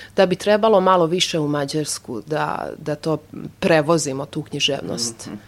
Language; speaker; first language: Serbian; non-native, local second language; Hungarian